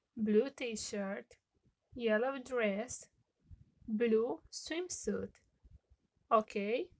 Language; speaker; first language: English; non-native, fluent; Romanian